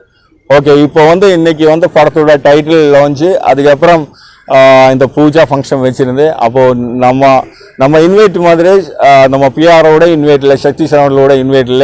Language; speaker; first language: Tamil; non-native, learner; Malayalam